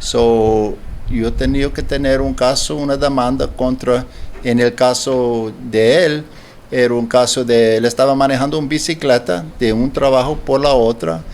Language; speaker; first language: Spanish; non-native, learner; English